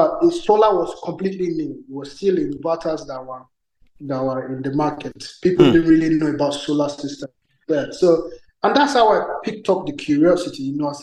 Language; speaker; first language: English; non-native, local second language; Yoruba